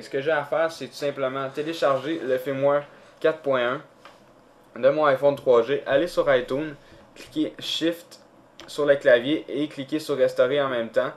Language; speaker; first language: French; native; French